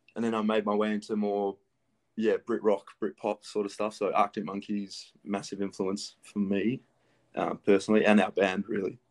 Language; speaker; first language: English; early bilingual, other home language; Greek